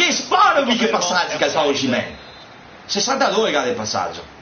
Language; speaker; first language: Italian; native; Italian